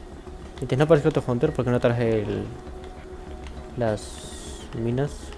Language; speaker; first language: Spanish; native; Spanish